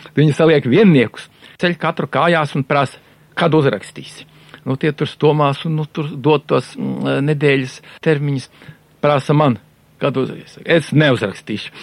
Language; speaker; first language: Latvian; native; Latvian